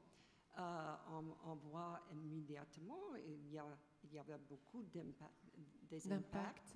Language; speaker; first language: French; non-native, fluent; English